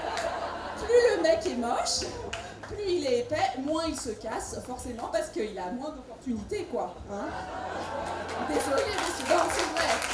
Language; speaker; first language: French; native; French